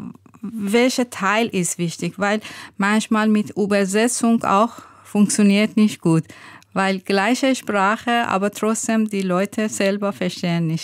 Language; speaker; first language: German; non-native, learner; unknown